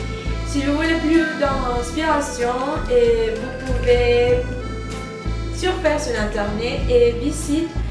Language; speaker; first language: French; non-native, learner; Spanish